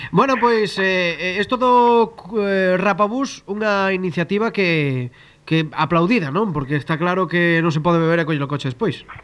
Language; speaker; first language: Galician; native; Galician